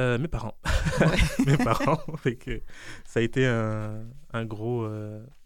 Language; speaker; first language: French; native; French